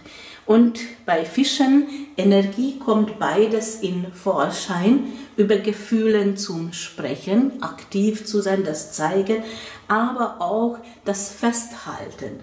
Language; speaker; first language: German; non-native, fluent; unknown